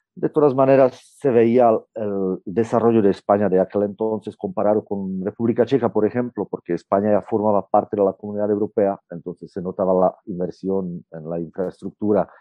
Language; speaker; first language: Spanish; non-native, fluent; Czech